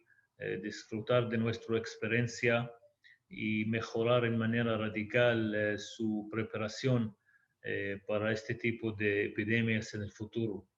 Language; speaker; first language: Spanish; non-native, fluent; Hebrew